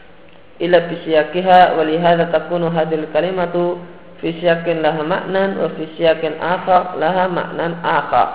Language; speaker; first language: Arabic; non-native, fluent; Indonesian